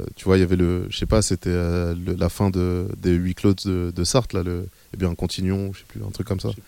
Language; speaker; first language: French; native; French